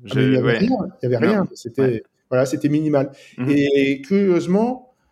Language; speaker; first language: French; native; French